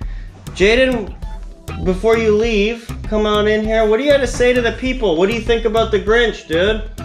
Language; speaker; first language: English; native; English